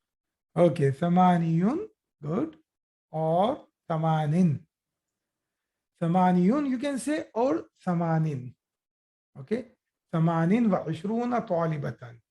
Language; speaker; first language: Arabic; non-native, fluent; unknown